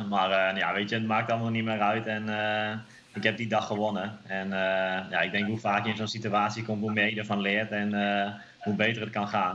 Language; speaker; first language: Dutch; native; Dutch